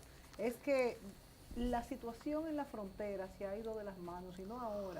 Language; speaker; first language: Spanish; native; Spanish